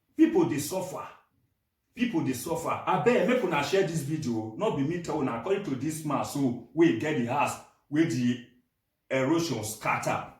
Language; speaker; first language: Nigerian Pidgin; non-native, local second language; Bini